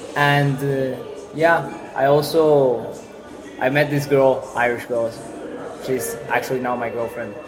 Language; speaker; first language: English; non-native, fluent; Spanish